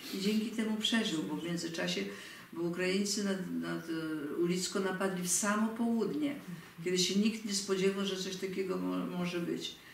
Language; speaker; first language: Polish; native; Polish